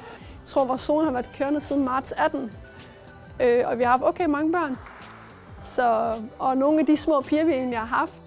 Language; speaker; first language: Danish; early bilingual, other home language; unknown